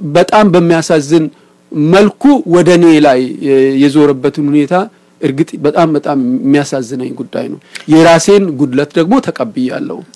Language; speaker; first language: Amharic; non-native, local second language; Oromo